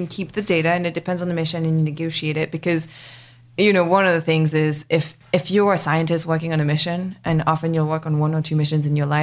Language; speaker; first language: English; non-native, local second language; French